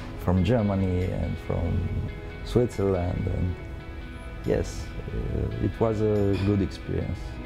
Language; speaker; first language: English; non-native, learner; Romanian